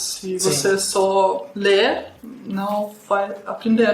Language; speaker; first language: Portuguese; non-native, fluent; Russian